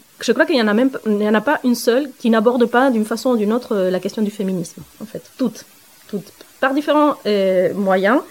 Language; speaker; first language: French; non-native, fluent; Spanish